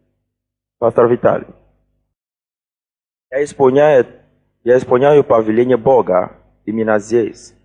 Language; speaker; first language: Russian; non-native, fluent; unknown